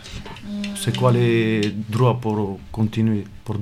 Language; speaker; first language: French; non-native, learner; Romany